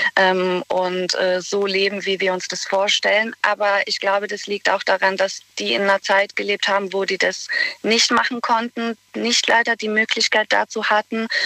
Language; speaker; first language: German; non-native, fluent; Bosnian